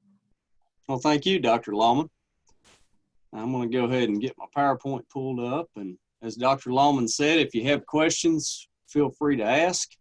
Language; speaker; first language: English; native; English